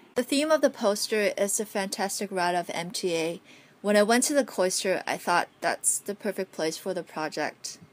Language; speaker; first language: English; non-native, local second language; Cantonese